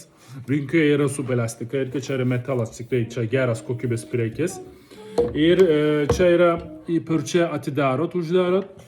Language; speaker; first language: Lithuanian; non-native, learner; Turkish